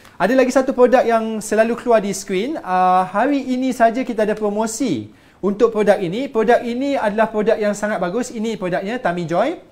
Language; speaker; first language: Malay; native; Malay